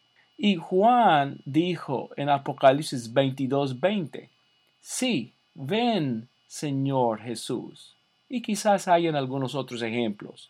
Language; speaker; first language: Spanish; non-native, fluent; English